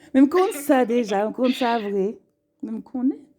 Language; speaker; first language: French; native; French